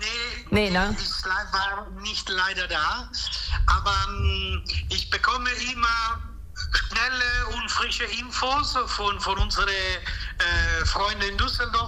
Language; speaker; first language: German; non-native, fluent; Italian